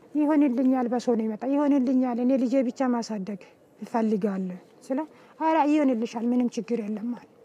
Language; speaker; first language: Amharic; non-native, local second language; Oromo